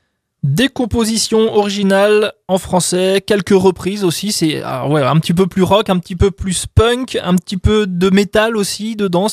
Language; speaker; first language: French; native; French